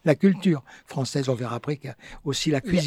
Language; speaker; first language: French; native; French